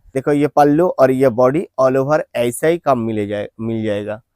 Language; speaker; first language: Hindi; non-native, local second language; Bangla